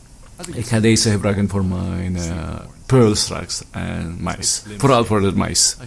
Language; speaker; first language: Dutch; non-native, learner; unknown